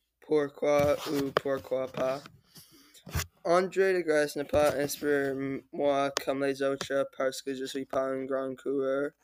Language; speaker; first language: French; non-native, learner; English